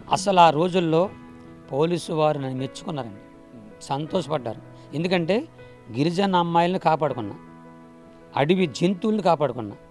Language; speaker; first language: Telugu; non-native, local second language; Koya